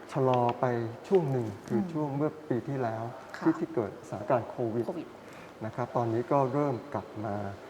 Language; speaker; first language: Thai; native; Thai